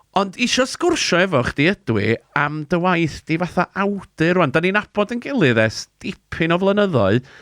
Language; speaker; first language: Welsh; native; Welsh